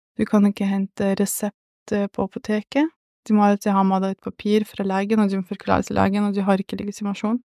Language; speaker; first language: Norwegian; early bilingual, other home language; Russian